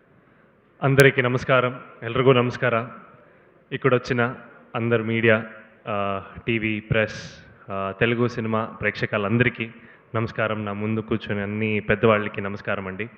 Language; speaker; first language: Telugu; non-native, learner; Kannada